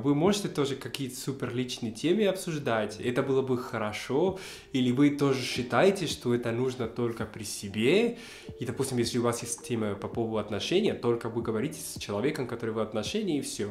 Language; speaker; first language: Russian; non-native, fluent; Spanish